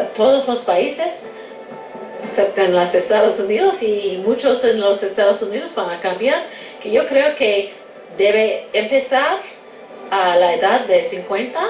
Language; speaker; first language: Spanish; non-native, fluent; English